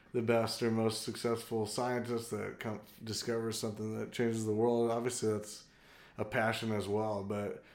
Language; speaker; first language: English; native; English